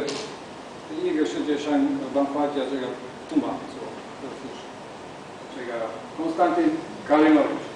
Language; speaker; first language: Chinese; non-native, learner; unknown